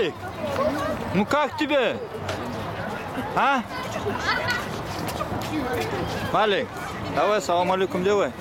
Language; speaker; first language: Russian; non-native, local second language; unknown